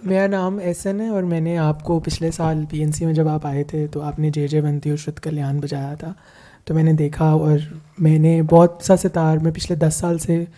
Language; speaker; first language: Urdu; native; Urdu